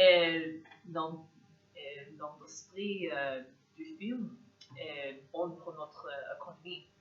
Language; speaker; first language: French; non-native, learner; English